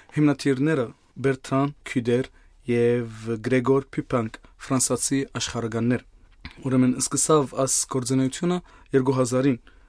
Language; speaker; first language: Armenian; native; Armenian